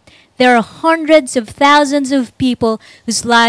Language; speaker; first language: English; non-native, local second language; Hiligaynon